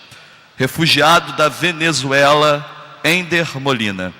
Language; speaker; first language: Portuguese; native; Portuguese